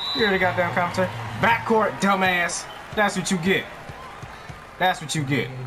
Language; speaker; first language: English; native; English